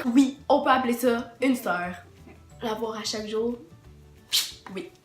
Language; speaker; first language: French; native; French